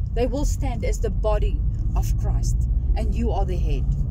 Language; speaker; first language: English; non-native, local second language; Afrikaans